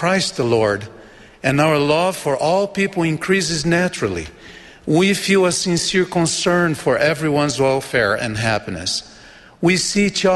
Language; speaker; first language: English; non-native, fluent; Portuguese